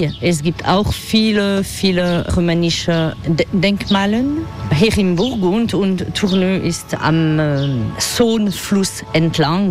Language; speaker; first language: German; non-native, fluent; French